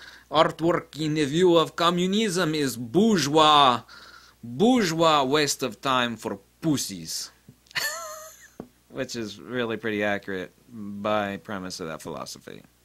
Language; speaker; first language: English; native; English